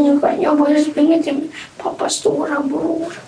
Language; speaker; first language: Swedish; early bilingual, other home language; Vietnamese